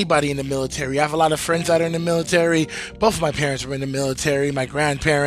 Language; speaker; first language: English; native; English